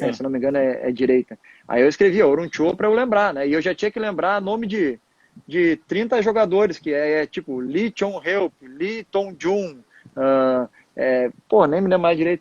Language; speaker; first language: Portuguese; native; Portuguese